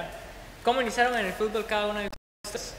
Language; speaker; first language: Spanish; native; Spanish